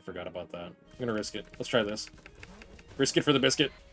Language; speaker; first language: English; native; English